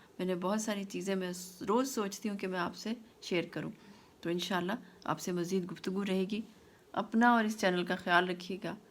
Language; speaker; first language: Urdu; native; Urdu